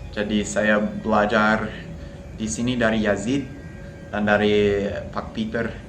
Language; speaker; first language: Indonesian; non-native, fluent; English